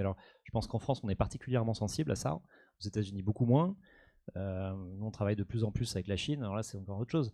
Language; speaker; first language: French; native; French